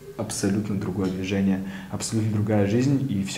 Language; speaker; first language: Russian; native; Russian